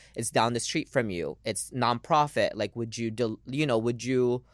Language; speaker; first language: English; early bilingual, other home language; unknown